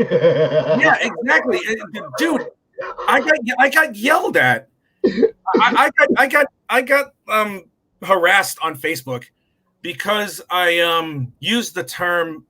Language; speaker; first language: English; native; English